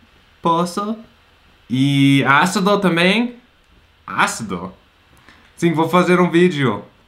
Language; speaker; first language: Portuguese; non-native, fluent; English